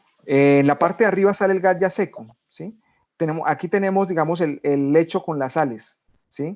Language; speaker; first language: Spanish; native; Spanish